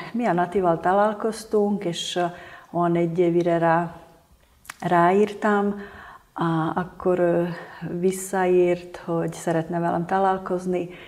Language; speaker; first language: Hungarian; non-native, local second language; Slovak